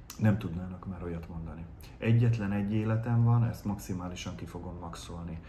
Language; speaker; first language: Hungarian; native; Hungarian